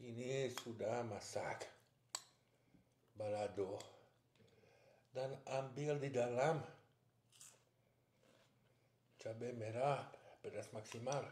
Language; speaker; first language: Indonesian; non-native, learner; French